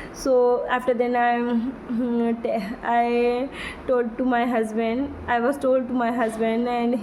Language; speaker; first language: English; non-native, learner; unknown